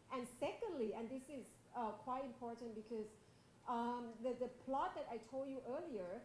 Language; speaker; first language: English; non-native, fluent; Thai